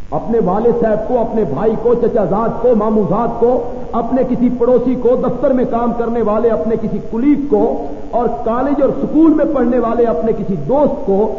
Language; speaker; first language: Urdu; non-native, local second language; Punjabi